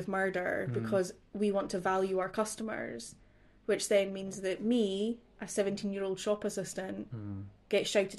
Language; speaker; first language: English; native; English